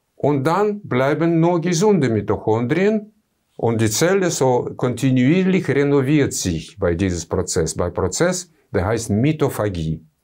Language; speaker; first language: German; non-native, fluent; Russian